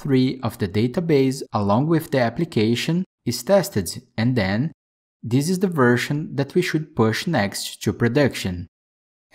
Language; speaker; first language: English; non-native, fluent; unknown